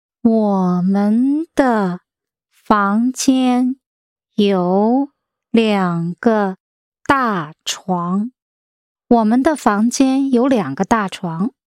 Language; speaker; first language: Chinese; non-native, learner; English